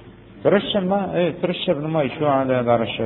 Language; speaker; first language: Arabic; native; Arabic